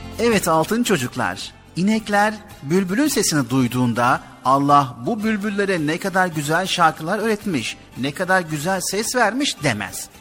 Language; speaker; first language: Turkish; native; Turkish